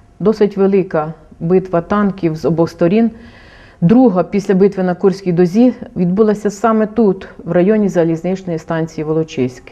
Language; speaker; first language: Ukrainian; native; Ukrainian